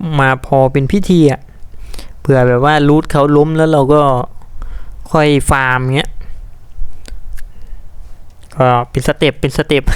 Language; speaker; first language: Thai; native; Thai